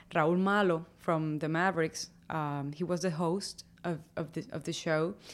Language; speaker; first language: English; non-native, fluent; Spanish